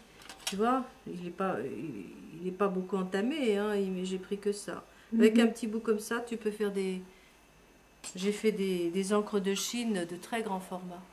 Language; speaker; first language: French; native; French